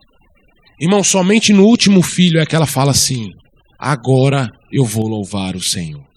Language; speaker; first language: Portuguese; native; Portuguese